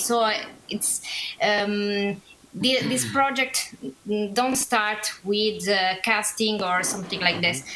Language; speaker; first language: English; non-native, learner; Italian